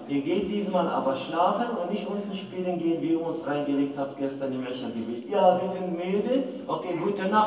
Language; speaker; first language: German; non-native, fluent; Arabic